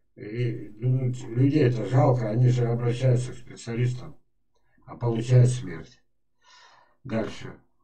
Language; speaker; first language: Russian; native; Russian